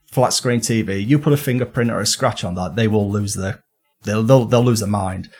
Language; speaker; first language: English; native; English